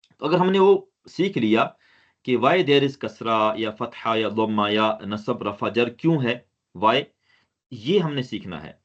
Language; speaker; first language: Urdu; non-native, local second language; Sindhi